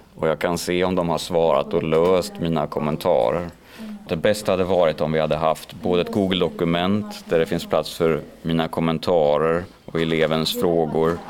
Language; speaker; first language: Swedish; native; Swedish